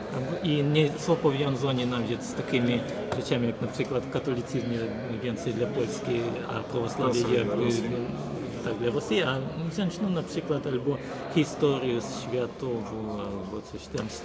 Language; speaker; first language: Polish; non-native, learner; Ukrainian